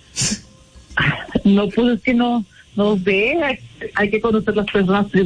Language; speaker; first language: Spanish; native; Spanish